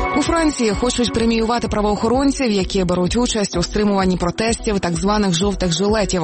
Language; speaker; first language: Ukrainian; native; Ukrainian